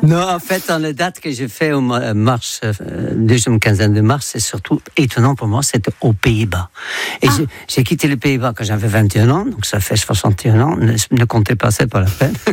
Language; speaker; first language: French; non-native, fluent; Dutch